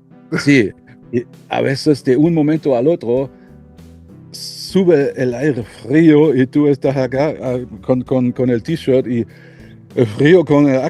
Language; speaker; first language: Spanish; non-native, learner; German